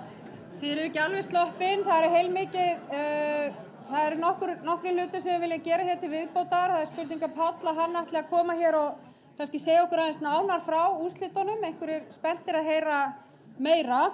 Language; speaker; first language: Icelandic; native; Icelandic